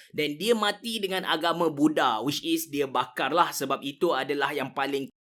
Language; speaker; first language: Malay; native; Malay